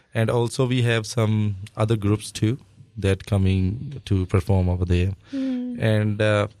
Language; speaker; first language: English; non-native, local second language; Punjabi